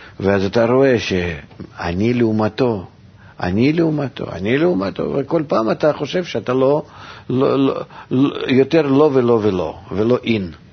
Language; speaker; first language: Hebrew; non-native, fluent; Russian